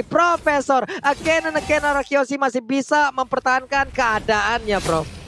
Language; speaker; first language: Indonesian; native; Indonesian